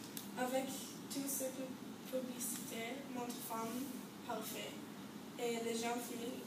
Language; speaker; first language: French; non-native, learner; English